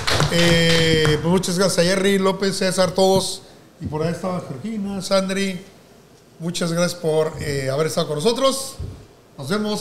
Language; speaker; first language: Spanish; native; Spanish